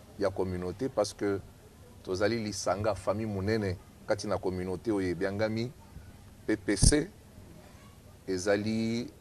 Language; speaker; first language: Lingala; native; Lingala